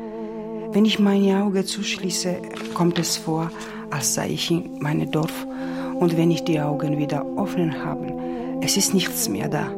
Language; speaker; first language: German; non-native, learner; Georgian